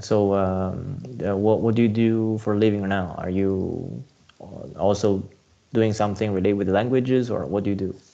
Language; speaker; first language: English; non-native, fluent; Chinese